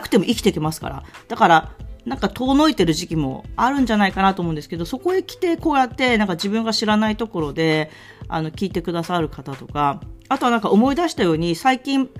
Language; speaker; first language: Japanese; native; Japanese